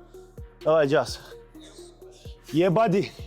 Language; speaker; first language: Russian; non-native, local second language; Uzbek